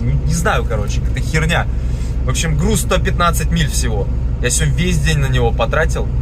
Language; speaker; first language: Russian; native; Russian